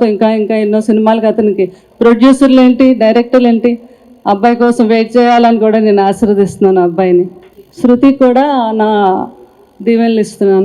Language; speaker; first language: Telugu; native; Telugu